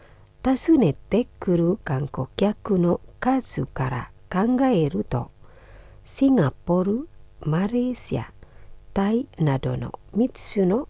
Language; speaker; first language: Japanese; non-native, fluent; Indonesian